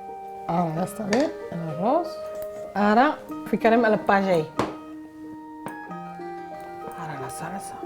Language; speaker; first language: Catalan; non-native, fluent; Fula